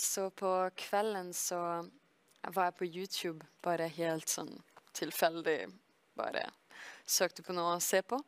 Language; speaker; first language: Norwegian; early bilingual, heritage; French